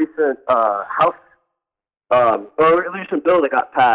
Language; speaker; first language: English; native; English